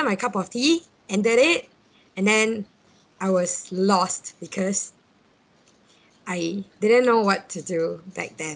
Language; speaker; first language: English; non-native, local second language; Cantonese